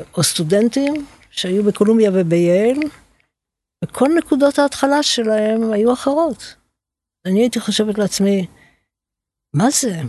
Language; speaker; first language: Hebrew; native; Hebrew